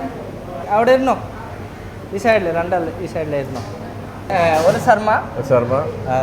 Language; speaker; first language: Malayalam; non-native, learner; Bangla